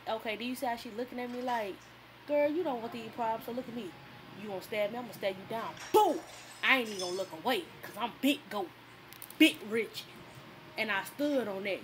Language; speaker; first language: English; native; English